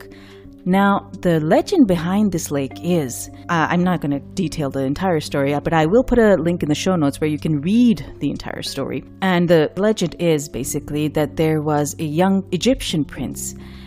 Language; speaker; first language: English; non-native, local second language; Urdu